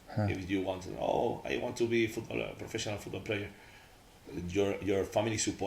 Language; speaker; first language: English; non-native, learner; Spanish